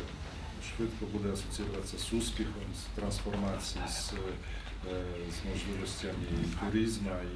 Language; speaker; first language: Ukrainian; non-native, fluent; Polish